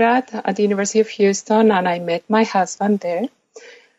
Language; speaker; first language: English; non-native, fluent; Spanish